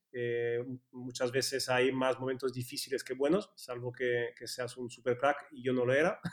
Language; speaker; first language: Spanish; early bilingual, heritage; Spanish